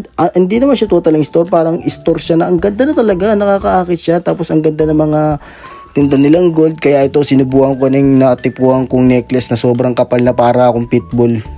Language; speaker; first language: Filipino; native; Filipino